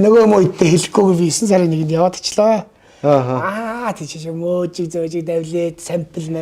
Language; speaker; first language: Mongolian; native; Mongolian